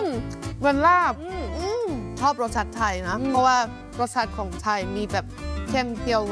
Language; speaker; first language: Thai; non-native, fluent; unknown